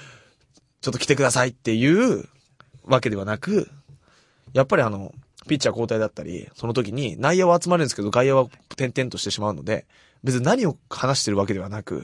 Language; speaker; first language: Japanese; native; Japanese